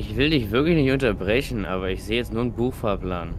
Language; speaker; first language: German; native; German